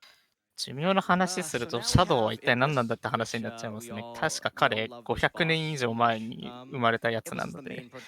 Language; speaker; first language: Japanese; native; Japanese